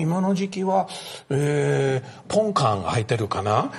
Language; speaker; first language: Japanese; non-native, learner; English